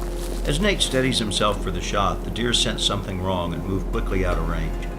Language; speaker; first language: English; native; English